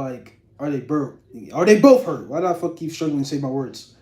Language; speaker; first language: English; native; English